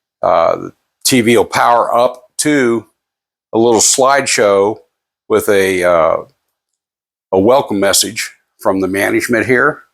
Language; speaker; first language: English; native; English